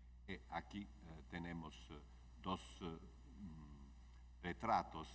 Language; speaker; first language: Spanish; non-native, fluent; Italian